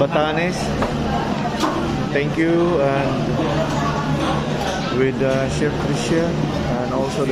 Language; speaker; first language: English; non-native, local second language; Filipino